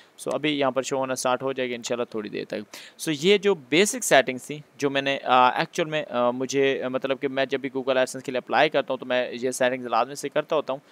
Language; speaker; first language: Urdu; non-native, local second language; Punjabi